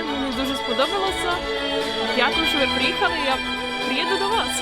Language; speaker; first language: Ukrainian; non-native, fluent; Czech